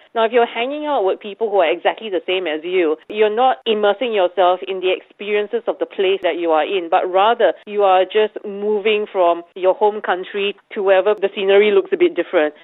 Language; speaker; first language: English; native; English